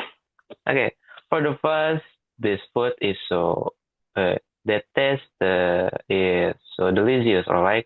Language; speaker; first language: English; non-native, learner; Indonesian